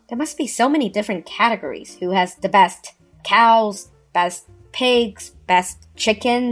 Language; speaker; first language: English; non-native, fluent; Chinese